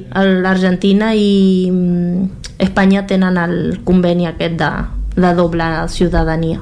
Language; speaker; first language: Catalan; non-native, learner; Spanish